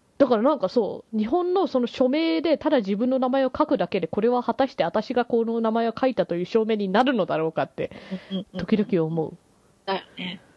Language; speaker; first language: Japanese; early bilingual, heritage; Japanese